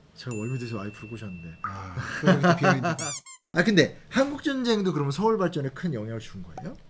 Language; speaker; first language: Korean; native; Korean